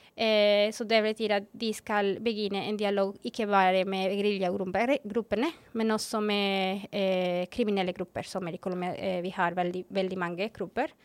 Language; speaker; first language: Norwegian; non-native, fluent; Spanish